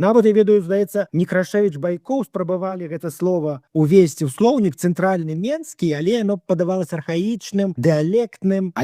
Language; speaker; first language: Belarusian; non-native, local second language; Russian